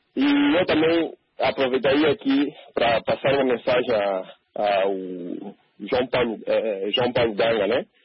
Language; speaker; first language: Portuguese; native; Portuguese